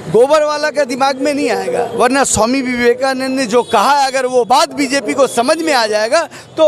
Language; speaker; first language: Hindi; non-native, local second language; Bangla